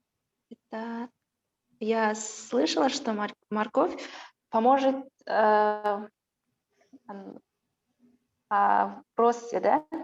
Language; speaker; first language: Russian; non-native, local second language; Kazakh